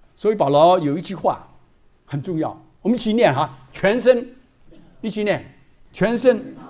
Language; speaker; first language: Chinese; non-native, local second language; Cantonese